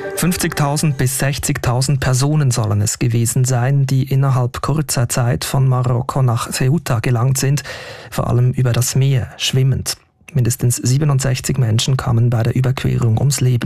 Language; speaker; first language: German; native; German